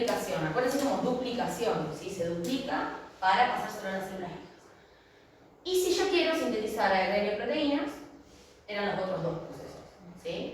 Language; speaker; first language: Spanish; native; Spanish